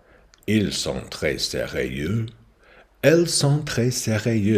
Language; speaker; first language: French; non-native, learner; English